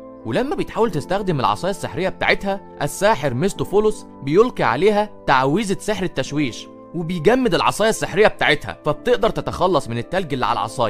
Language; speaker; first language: Arabic; native; Arabic